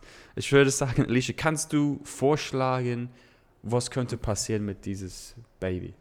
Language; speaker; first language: German; non-native, learner; English